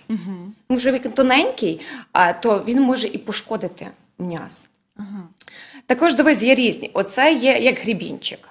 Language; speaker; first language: Ukrainian; native; Ukrainian